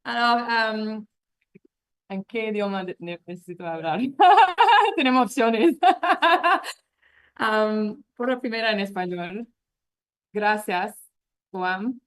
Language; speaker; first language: Spanish; non-native, learner; French